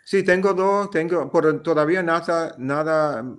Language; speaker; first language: Spanish; early bilingual, other home language; English